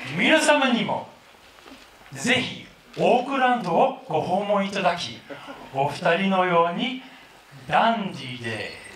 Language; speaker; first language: Japanese; non-native, fluent; English